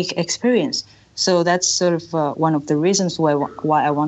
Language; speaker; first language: English; non-native, local second language; Chinese